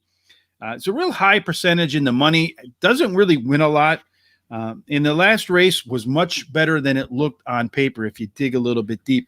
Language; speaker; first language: English; native; English